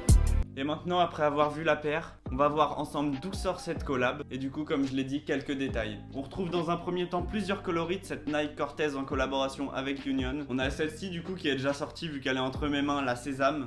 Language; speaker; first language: French; native; French